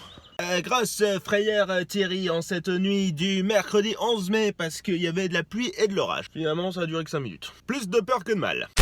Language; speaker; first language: French; native; French